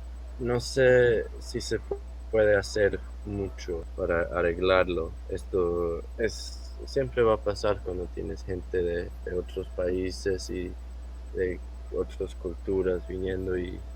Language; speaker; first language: Spanish; non-native, fluent; English